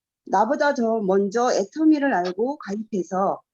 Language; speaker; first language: Korean; native; Korean